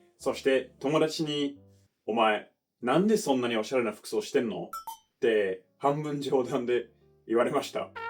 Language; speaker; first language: Japanese; non-native, fluent; English